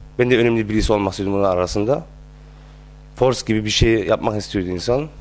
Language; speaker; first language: Turkish; early bilingual, heritage; Turkish